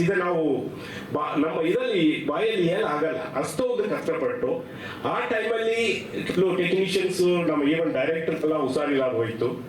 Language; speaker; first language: Kannada; non-native, learner; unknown